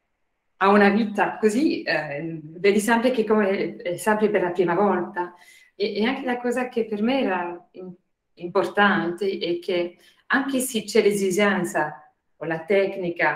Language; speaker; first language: Italian; non-native, fluent; French